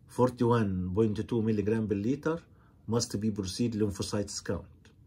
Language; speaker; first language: English; non-native, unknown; Arabic